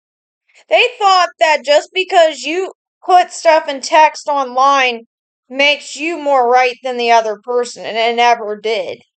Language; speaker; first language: English; native; English